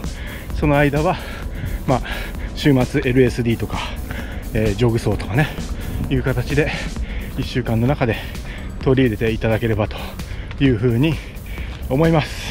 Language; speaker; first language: Japanese; native; Japanese